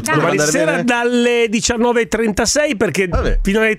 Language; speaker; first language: Italian; native; Italian